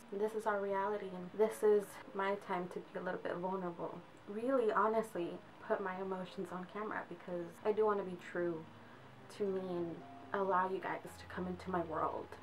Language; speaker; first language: English; native; English